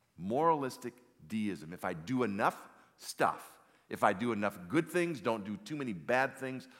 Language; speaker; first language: English; native; English